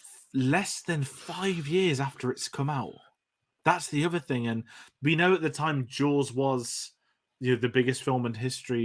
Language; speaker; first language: English; native; English